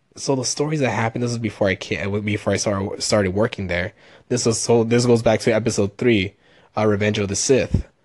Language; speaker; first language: English; early bilingual, other home language; Spanish